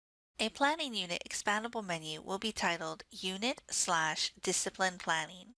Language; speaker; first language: English; native; English